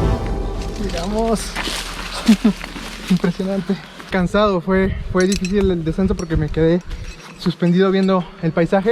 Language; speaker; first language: Spanish; native; Spanish